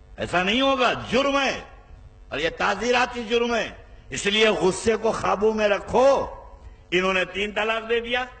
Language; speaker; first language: Urdu; native; Urdu